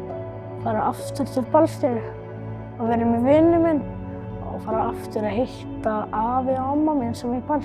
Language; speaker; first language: Icelandic; non-native, learner; Arabic